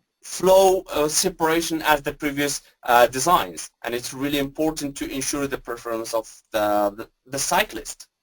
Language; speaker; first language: English; non-native, fluent; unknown